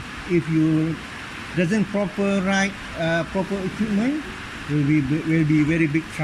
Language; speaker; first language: English; non-native, local second language; Malay